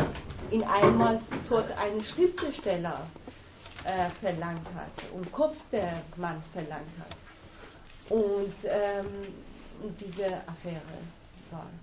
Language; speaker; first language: German; non-native, fluent; Persian